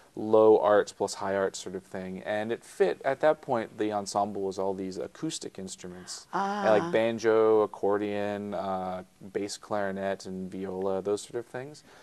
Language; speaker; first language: English; native; English